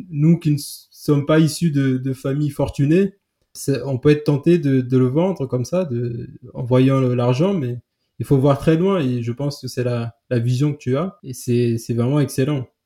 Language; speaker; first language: French; early bilingual, other home language; Kabuverdianu